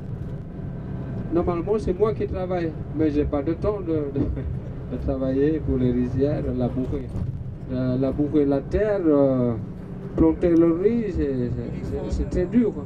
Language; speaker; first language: French; non-native, learner; Balinese